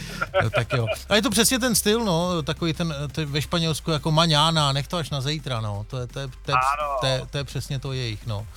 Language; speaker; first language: Czech; native; Czech